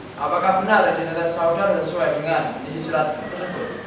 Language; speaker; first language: Indonesian; native; Indonesian